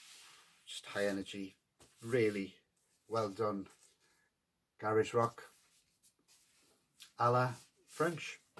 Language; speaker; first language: English; native; English